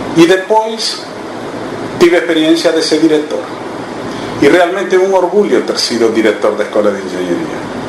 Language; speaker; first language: Portuguese; non-native, fluent; Spanish